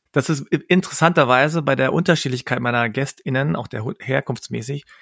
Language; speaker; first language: German; early bilingual, other home language; Korean